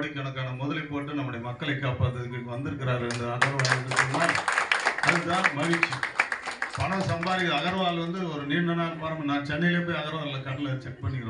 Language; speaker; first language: Tamil; native; Tamil